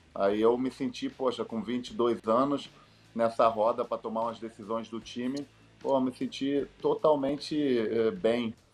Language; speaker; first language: Portuguese; native; Portuguese